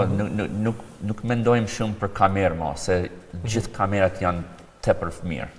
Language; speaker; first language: Albanian; non-native, fluent; English